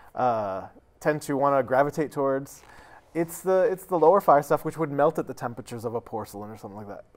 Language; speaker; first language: English; native; English